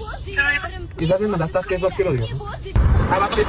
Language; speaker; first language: Uzbek; native; Uzbek